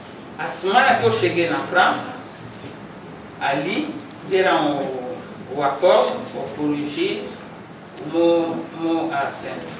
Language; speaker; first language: Portuguese; non-native, local second language; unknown